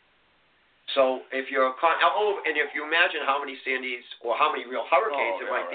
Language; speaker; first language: English; native; English